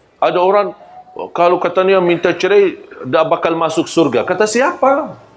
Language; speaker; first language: Malay; non-native, fluent; Arabic